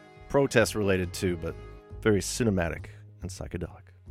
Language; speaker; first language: English; native; English